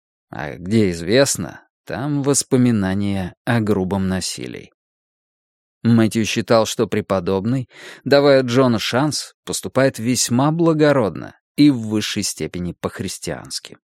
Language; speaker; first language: Russian; native; Russian